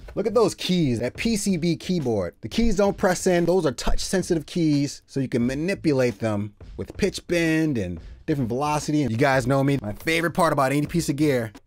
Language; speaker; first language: English; native; English